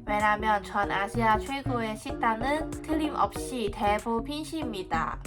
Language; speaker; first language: Korean; non-native, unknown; Cantonese